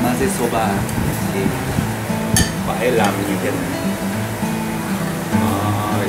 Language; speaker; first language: Vietnamese; non-native, learner; Japanese